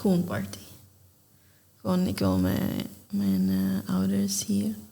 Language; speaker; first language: Dutch; non-native, learner; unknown